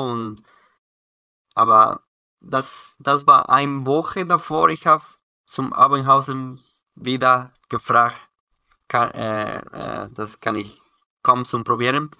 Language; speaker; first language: German; non-native, learner; Spanish